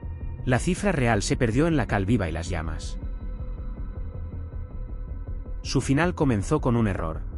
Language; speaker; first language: Spanish; native; Spanish